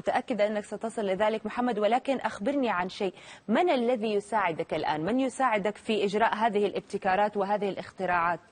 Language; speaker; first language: Arabic; native; Arabic